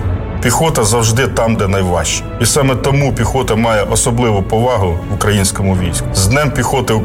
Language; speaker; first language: Ukrainian; native; Ukrainian